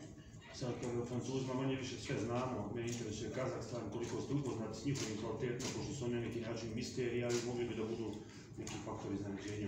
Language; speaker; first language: Serbian; native; Serbian